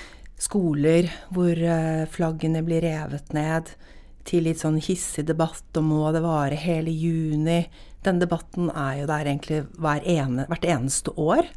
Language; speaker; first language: Norwegian; native; Norwegian